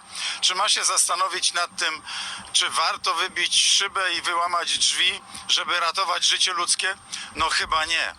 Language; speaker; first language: Polish; native; Polish